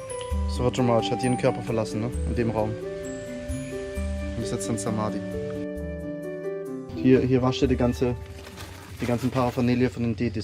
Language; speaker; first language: German; native; German